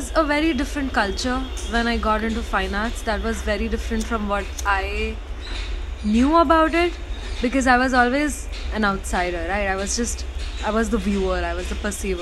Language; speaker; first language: English; non-native, local second language; Gujarati